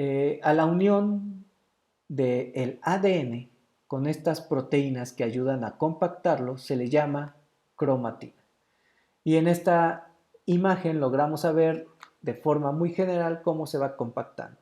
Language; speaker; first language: Spanish; native; Spanish